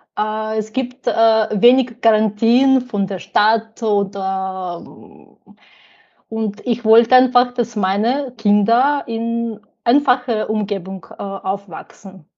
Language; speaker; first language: German; non-native, fluent; Ukrainian